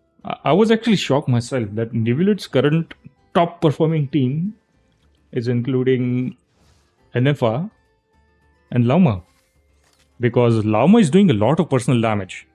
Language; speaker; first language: English; non-native, local second language; Hindi